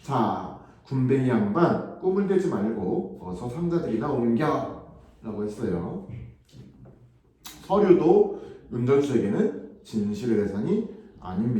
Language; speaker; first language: Korean; native; Korean